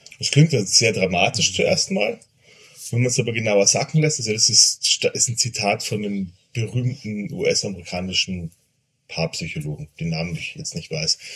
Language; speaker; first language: German; native; German